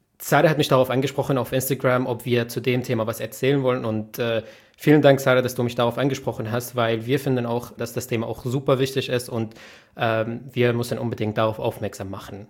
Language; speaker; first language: German; native; German